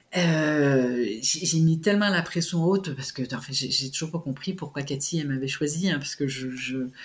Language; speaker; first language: French; native; French